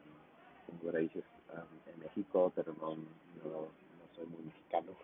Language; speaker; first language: Spanish; early bilingual, heritage; Spanish